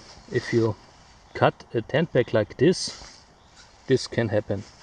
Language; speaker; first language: English; non-native, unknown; German